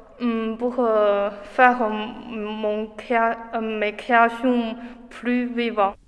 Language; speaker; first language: French; non-native, learner; Chinese